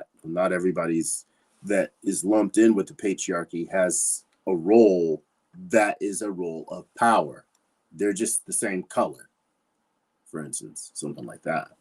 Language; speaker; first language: English; native; English